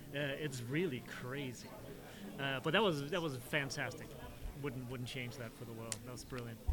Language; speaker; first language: English; non-native, fluent; Danish